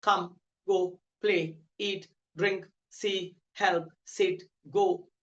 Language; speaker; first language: English; non-native, local second language; Sinhala